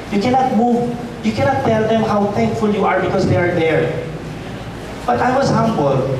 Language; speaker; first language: English; non-native, local second language; Filipino